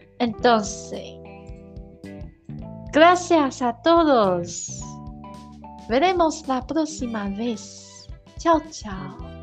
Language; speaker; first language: Spanish; non-native, learner; Chinese